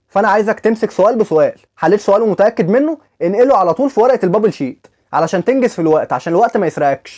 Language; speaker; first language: Arabic; native; Arabic